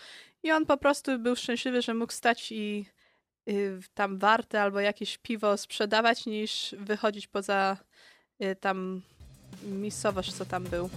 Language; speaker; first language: Polish; early bilingual, heritage; Polish